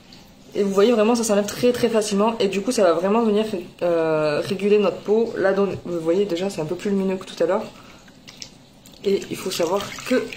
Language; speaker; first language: French; native; French